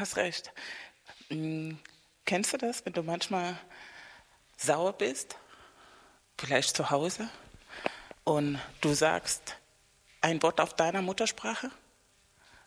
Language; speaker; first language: German; non-native, fluent; Spanish